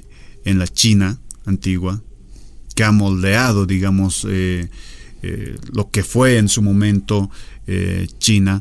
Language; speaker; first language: Spanish; native; Spanish